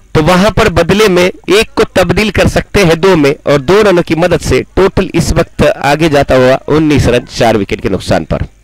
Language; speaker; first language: Hindi; non-native, local second language; Marathi